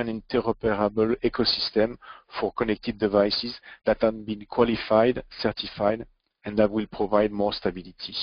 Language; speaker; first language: English; non-native, fluent; French